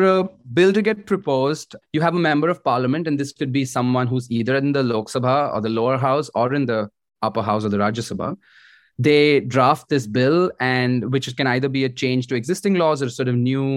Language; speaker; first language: English; non-native, local second language; Hindi